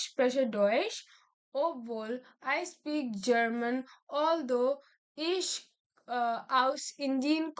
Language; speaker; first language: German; non-native, learner; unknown